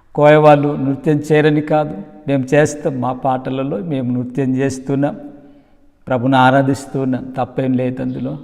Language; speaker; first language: Telugu; non-native, local second language; Koya